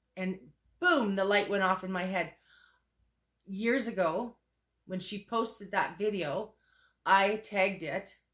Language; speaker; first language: English; native; English